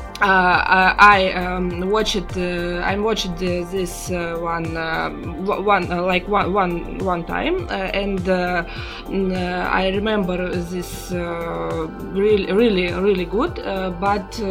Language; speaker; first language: English; non-native, learner; Russian